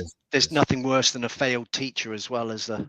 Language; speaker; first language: English; native; English